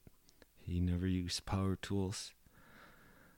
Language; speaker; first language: English; native; English